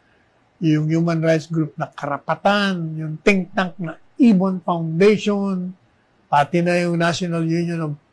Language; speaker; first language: Filipino; native; Filipino